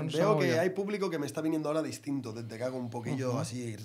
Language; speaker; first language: Spanish; native; Spanish